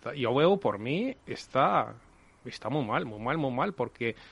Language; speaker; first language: Spanish; non-native, fluent; Ukrainian